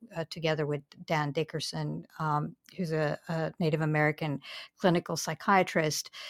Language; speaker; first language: English; non-native, fluent; Romanian